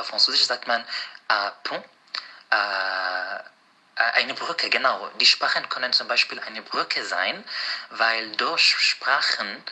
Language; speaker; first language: German; non-native, fluent; Arabic